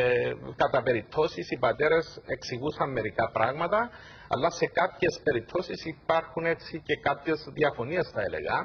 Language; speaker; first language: Greek; native; Greek